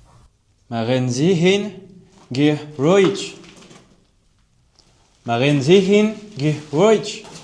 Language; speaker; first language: German; non-native, learner; French